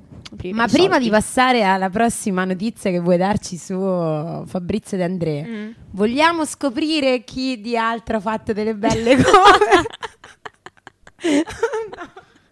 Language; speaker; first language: Italian; native; Italian